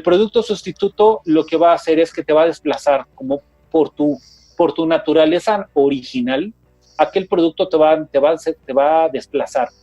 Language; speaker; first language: Spanish; native; Spanish